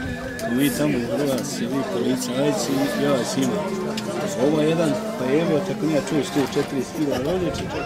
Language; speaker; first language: Bosnian; native; Bosnian